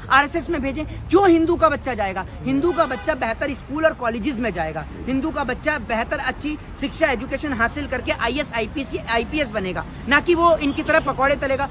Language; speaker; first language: Hindi; native; Hindi